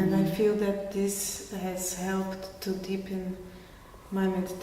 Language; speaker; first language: English; non-native, fluent; Portuguese